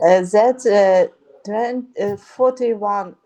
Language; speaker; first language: English; non-native, learner; Ukrainian